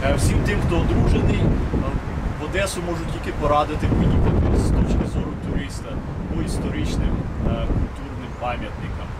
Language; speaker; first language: Ukrainian; native; Ukrainian